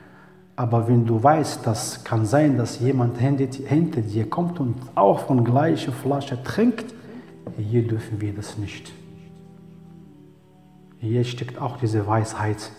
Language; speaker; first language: German; non-native, learner; Arabic